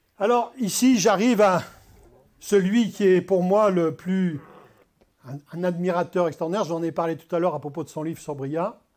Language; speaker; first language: French; native; French